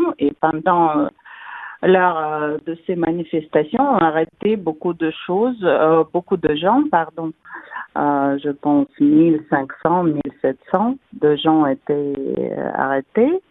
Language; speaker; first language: French; non-native, fluent; Russian